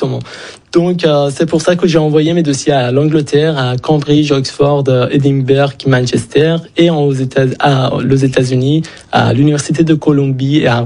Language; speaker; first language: French; non-native, fluent; Persian